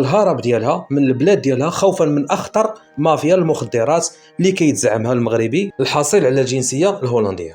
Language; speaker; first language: Arabic; native; Arabic